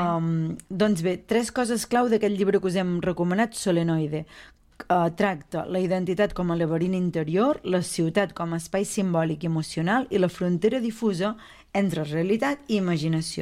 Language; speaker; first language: Catalan; native; Catalan